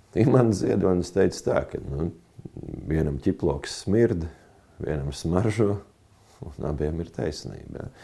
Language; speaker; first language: Latvian; native; Latvian